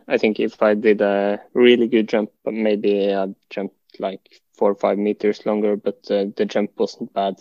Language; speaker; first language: English; non-native, fluent; Norwegian